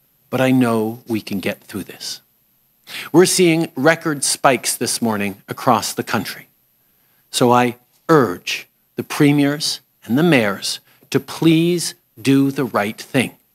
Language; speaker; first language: English; early bilingual, other home language; French